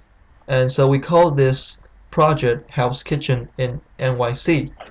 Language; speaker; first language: English; non-native, fluent; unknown